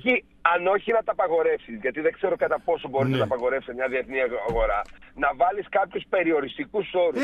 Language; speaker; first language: Greek; native; Greek